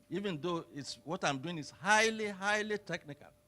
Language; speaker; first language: English; non-native, local second language; Yoruba